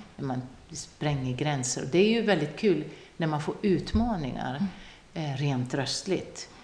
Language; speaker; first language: Swedish; non-native, local second language; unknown